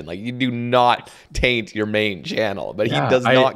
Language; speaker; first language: English; native; English